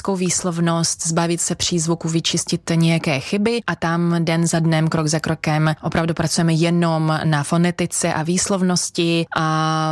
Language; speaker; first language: Czech; non-native, fluent; Russian